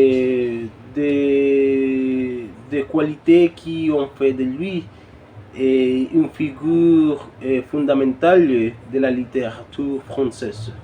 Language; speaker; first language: French; non-native, learner; Spanish